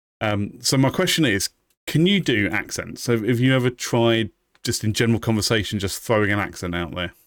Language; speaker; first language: English; native; English